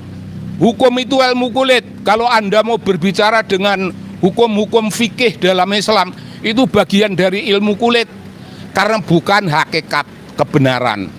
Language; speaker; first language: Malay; non-native, local second language; Javanese